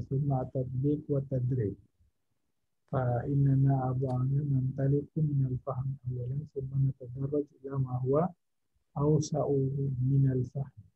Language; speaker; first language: Arabic; non-native, fluent; Indonesian